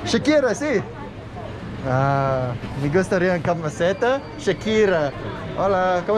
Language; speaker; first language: Spanish; non-native, learner; English